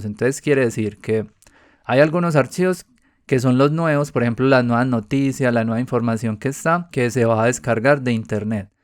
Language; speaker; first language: Spanish; native; Spanish